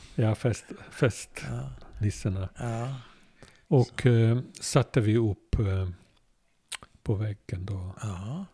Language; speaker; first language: Swedish; non-native, fluent; Hungarian